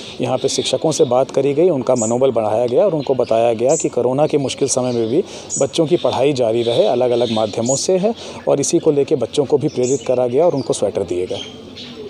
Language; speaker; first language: Hindi; native; Hindi